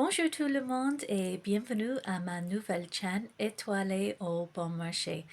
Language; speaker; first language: French; non-native, fluent; English